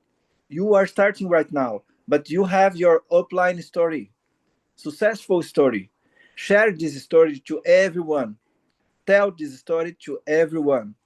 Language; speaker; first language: English; non-native, learner; Portuguese